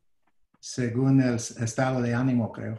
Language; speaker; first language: Spanish; non-native, fluent; English